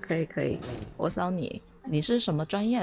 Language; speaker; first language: Chinese; non-native, fluent; Korean